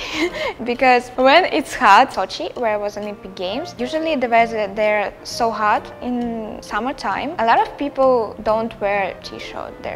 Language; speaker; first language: English; non-native, fluent; Russian